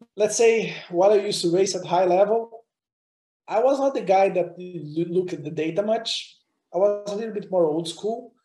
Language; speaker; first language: English; non-native, fluent; Portuguese